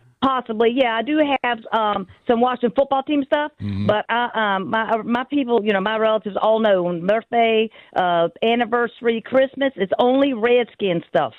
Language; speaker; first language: English; native; English